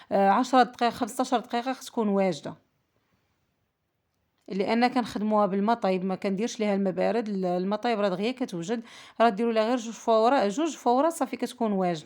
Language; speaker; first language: Arabic; native; Arabic